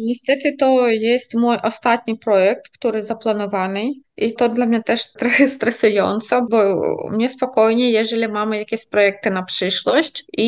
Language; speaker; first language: Polish; non-native, fluent; Ukrainian